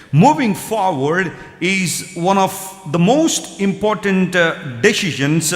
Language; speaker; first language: English; non-native, local second language; Telugu